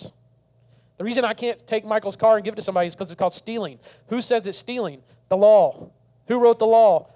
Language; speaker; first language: English; native; English